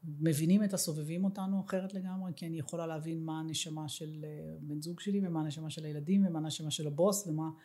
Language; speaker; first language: Hebrew; native; Hebrew